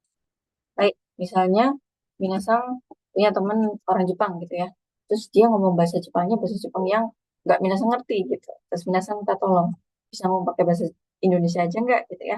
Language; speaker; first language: Indonesian; native; Indonesian